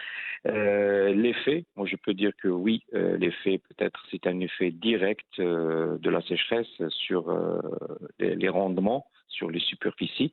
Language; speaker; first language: French; non-native, local second language; Arabic